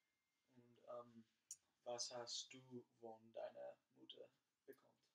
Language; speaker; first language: German; non-native, learner; English